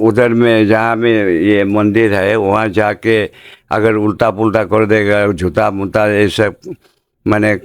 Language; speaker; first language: Hindi; non-native, local second language; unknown